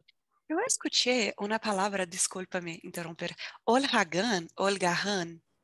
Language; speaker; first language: Spanish; non-native, fluent; Portuguese